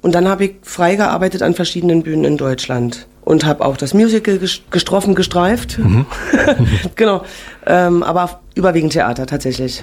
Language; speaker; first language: German; native; German